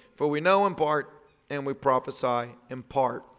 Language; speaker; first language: English; native; English